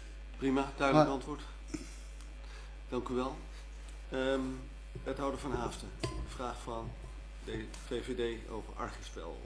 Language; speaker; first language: Dutch; native; Dutch